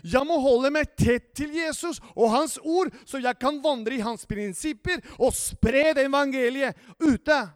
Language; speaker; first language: Norwegian; non-native, fluent; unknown